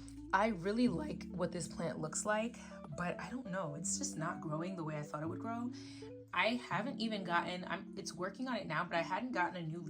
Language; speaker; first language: English; native; English